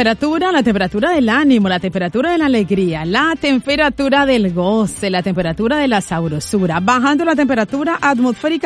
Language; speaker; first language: Spanish; native; Spanish